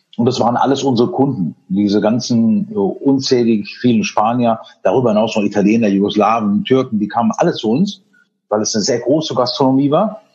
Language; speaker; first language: German; early bilingual, other home language; Spanish